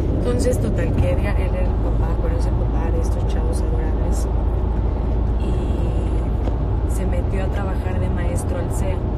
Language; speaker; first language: Spanish; early bilingual, other home language; French